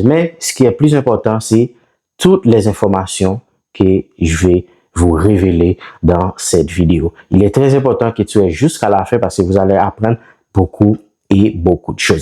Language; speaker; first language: French; non-native, local second language; Haitian Creole